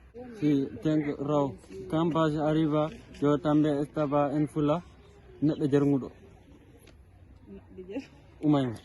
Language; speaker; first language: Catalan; non-native, learner; Fula